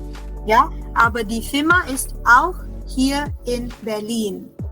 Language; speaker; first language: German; non-native, fluent; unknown